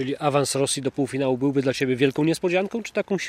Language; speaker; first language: Polish; native; Polish